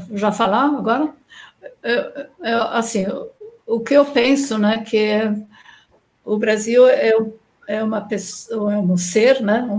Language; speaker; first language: Portuguese; non-native, fluent; German